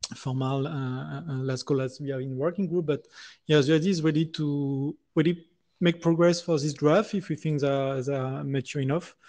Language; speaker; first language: English; non-native, fluent; French